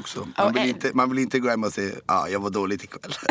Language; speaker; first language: Swedish; non-native, fluent; Italian